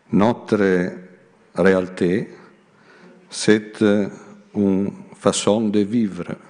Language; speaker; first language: French; non-native, learner; Italian